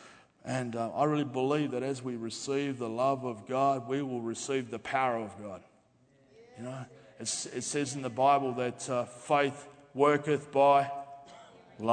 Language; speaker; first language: English; native; English